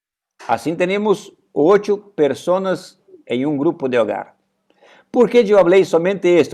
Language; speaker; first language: Spanish; non-native, fluent; Portuguese